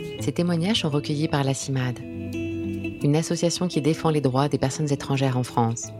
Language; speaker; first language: French; native; French